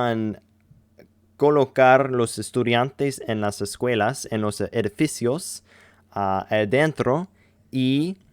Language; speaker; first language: Spanish; non-native, learner; English